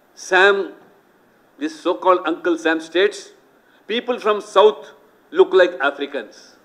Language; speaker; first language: English; non-native, local second language; Telugu